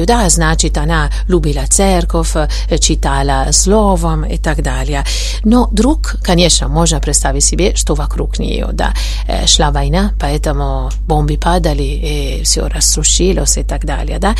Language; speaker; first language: Russian; non-native, fluent; Italian